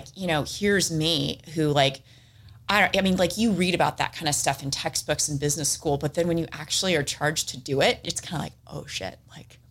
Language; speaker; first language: English; native; English